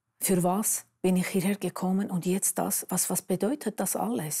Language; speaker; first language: German; non-native, fluent; Armenian